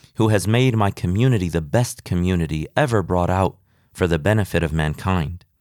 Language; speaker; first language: English; native; English